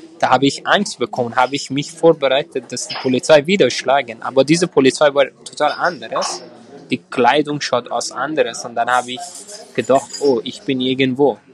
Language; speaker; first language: German; non-native, learner; Persian